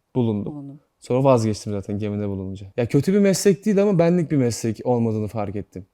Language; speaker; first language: Turkish; native; Turkish